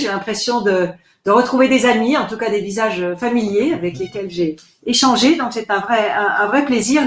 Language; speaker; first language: French; native; French